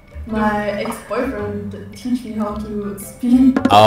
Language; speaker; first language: English; non-native, learner; Russian